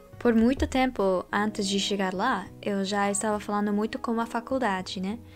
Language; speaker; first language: Portuguese; non-native, learner; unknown